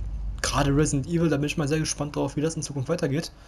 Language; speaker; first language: German; native; German